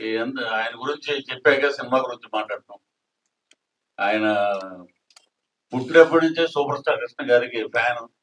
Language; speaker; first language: Telugu; native; Telugu